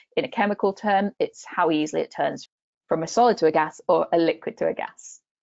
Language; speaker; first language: English; native; English